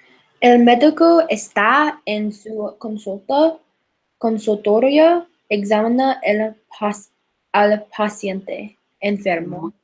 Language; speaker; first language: Spanish; non-native, learner; English